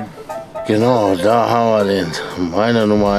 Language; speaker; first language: German; native; German